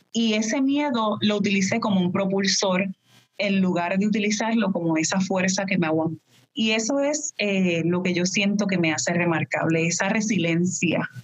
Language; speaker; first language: Spanish; native; Spanish